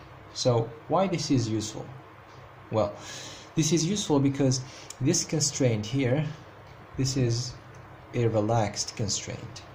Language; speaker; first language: English; non-native, fluent; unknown